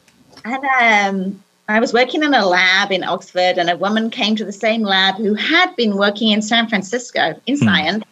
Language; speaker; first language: English; native; English